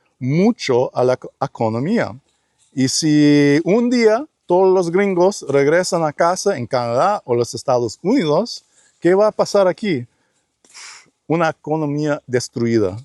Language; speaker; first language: Spanish; non-native, learner; English